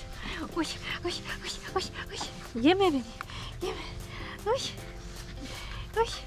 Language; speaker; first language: Turkish; non-native, learner; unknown